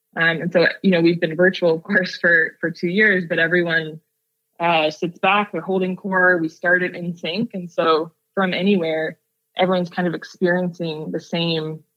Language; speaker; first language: English; native; English